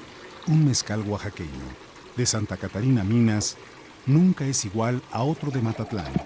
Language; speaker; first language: Spanish; native; Spanish